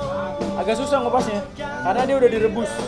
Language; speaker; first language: Indonesian; native; Indonesian